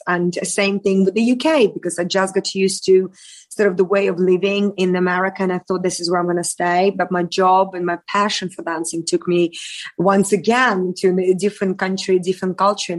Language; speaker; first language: English; non-native, fluent; Russian